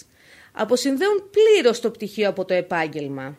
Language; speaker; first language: Greek; native; Greek